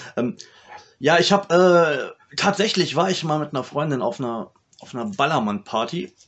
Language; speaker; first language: German; native; German